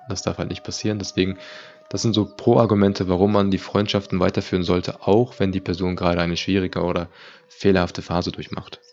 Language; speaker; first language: German; early bilingual, other home language; Turkish